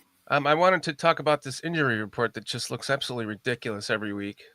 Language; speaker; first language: English; native; English